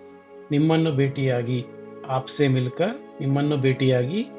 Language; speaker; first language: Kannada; non-native, local second language; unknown